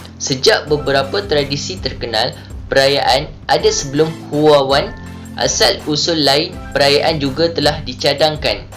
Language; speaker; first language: Malay; native; Malay